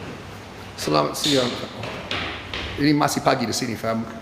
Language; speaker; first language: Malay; non-native, fluent; English